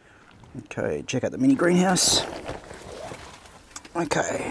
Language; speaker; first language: English; native; English